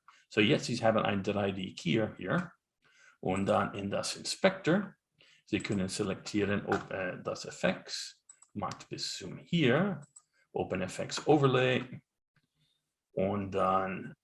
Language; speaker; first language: German; non-native, learner; English